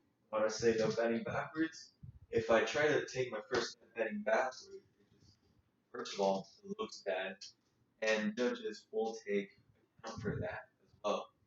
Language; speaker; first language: English; native; English